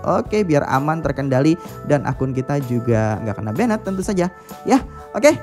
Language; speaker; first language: Indonesian; native; Indonesian